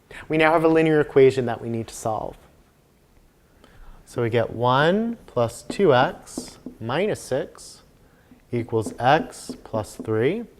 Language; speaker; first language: English; native; English